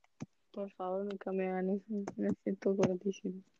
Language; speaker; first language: Spanish; native; Spanish